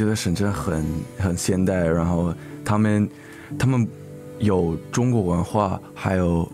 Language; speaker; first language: Chinese; early bilingual, heritage; English